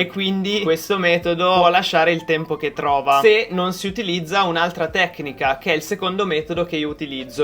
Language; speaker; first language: Italian; native; Italian